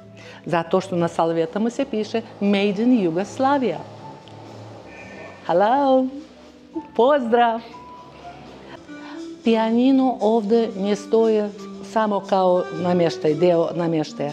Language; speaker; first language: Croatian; non-native, fluent; Russian